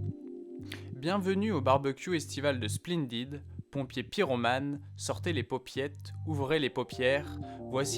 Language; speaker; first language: French; native; French